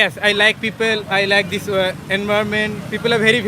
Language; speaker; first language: English; non-native, learner; Hindi